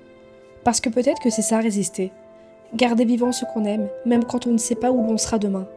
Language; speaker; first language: French; native; French